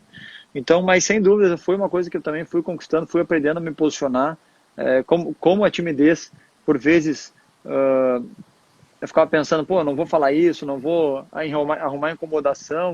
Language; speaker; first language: Portuguese; native; Portuguese